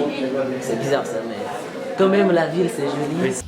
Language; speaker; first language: French; non-native, learner; Portuguese